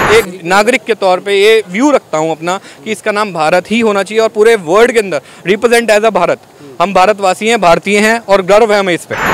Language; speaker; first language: Hindi; native; Hindi